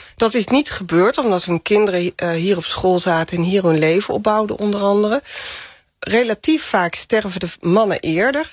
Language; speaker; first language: Dutch; native; Dutch